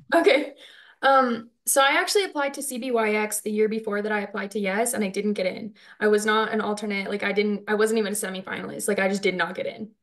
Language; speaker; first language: English; native; English